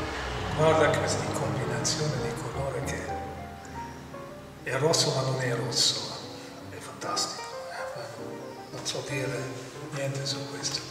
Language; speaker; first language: Italian; non-native, fluent; German